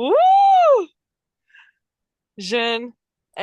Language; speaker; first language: French; non-native, learner; English